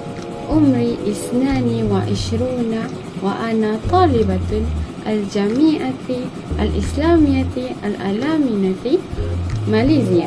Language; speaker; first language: Arabic; non-native, learner; Malay